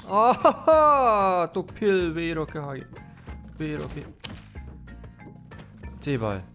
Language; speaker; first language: Korean; non-native, fluent; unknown